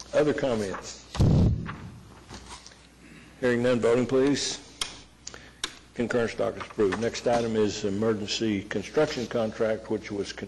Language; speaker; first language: English; native; English